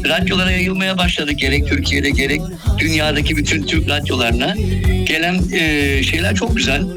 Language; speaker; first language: Turkish; native; Turkish